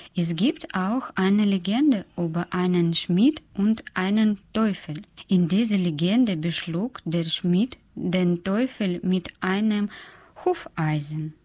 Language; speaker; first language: German; non-native, learner; Russian